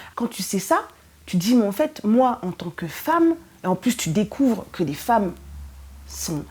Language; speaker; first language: French; early bilingual, other home language; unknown